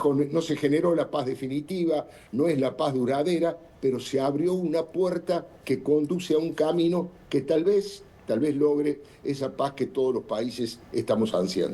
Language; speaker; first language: Spanish; native; Spanish